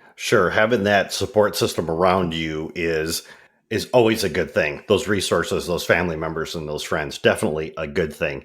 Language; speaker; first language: English; native; English